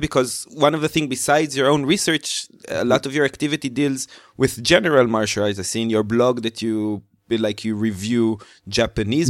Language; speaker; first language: English; non-native, fluent; Hebrew